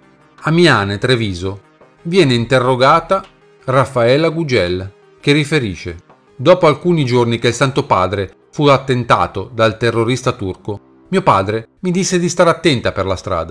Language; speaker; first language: Italian; native; Italian